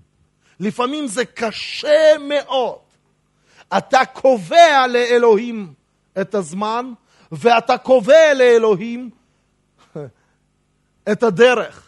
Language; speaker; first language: Hebrew; non-native, fluent; Russian